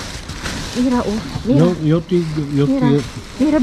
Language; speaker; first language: Spanish; non-native, learner; Filipino